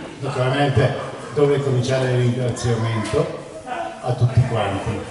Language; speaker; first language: Italian; non-native, fluent; Hungarian